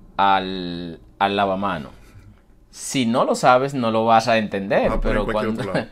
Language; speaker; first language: Spanish; native; Spanish